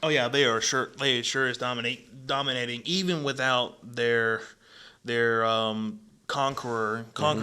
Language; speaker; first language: English; native; English